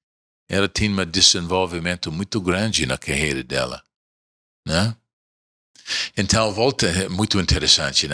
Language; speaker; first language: Portuguese; non-native, fluent; English